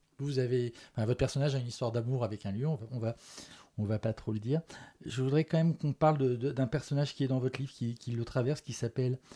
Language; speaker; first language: French; native; French